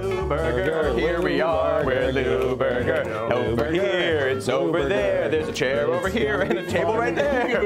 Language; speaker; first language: English; native; English